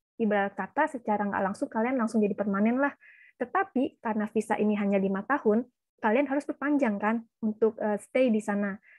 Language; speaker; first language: Indonesian; native; Indonesian